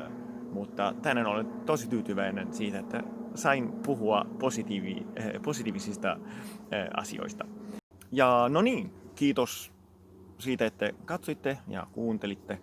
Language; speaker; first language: Finnish; non-native, fluent; Italian